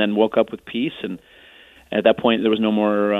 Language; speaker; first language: English; native; English